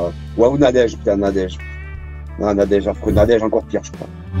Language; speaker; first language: French; native; French